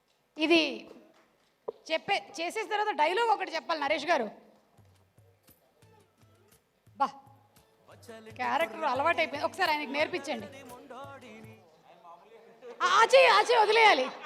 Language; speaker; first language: Telugu; native; Telugu